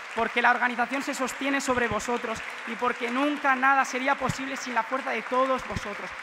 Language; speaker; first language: Spanish; native; Spanish